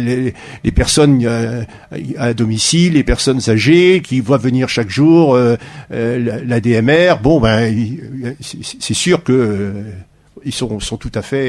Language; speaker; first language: French; native; French